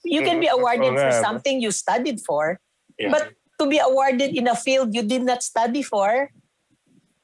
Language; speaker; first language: English; non-native, local second language; Filipino